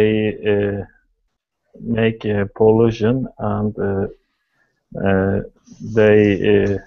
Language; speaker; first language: English; non-native, learner; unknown